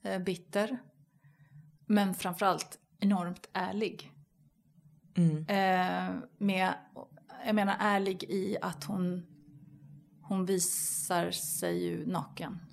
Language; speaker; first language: Swedish; native; Swedish